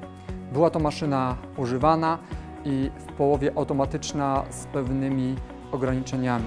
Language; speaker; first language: Polish; native; Polish